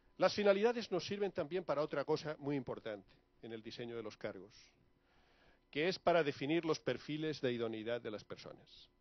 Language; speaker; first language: Spanish; native; Spanish